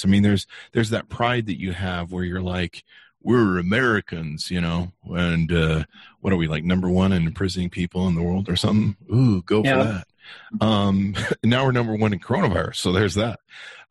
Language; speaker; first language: English; native; English